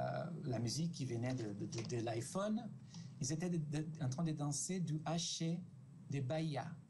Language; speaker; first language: French; non-native, fluent; Portuguese